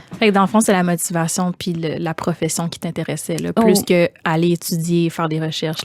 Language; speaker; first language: French; native; French